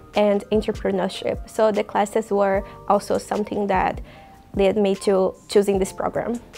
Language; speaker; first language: English; non-native, fluent; Portuguese